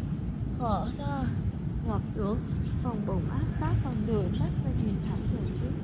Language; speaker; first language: Vietnamese; native; Vietnamese